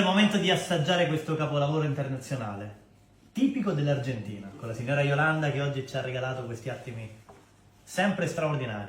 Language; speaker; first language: Italian; native; Italian